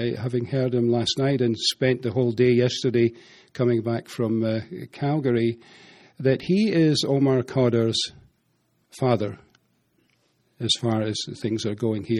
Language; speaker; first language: English; native; English